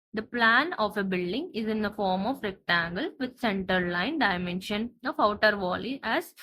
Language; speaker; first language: English; non-native, local second language; Telugu